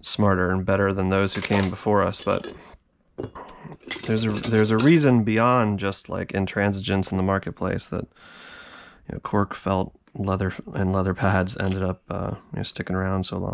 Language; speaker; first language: English; native; English